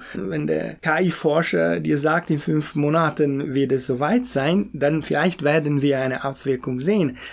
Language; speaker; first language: German; native; German